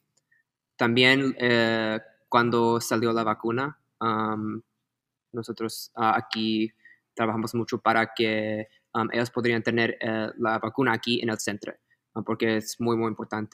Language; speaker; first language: Spanish; early bilingual, heritage; Spanish